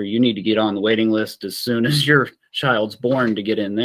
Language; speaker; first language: English; native; English